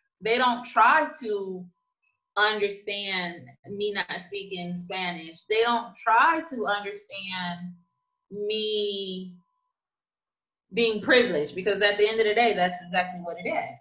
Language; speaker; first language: English; native; English